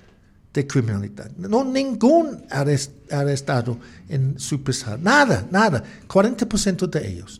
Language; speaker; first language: Spanish; non-native, learner; English